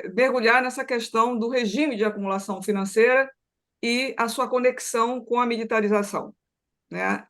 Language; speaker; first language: Portuguese; native; Portuguese